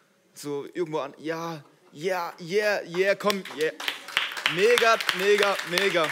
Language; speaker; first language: German; native; German